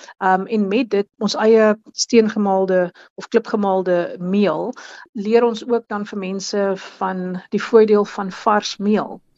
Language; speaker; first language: Afrikaans; native; Afrikaans